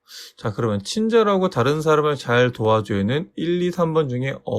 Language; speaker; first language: Korean; native; Korean